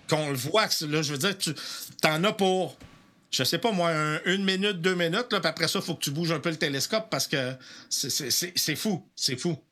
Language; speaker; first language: French; native; French